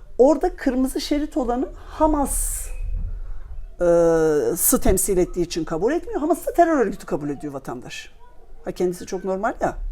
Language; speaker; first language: Turkish; native; Turkish